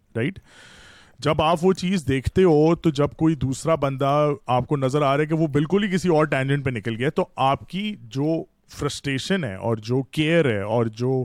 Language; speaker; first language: Urdu; native; Urdu